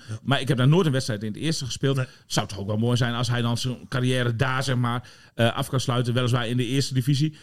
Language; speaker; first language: Dutch; native; Dutch